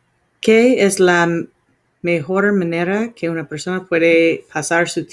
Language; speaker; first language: Spanish; non-native, learner; English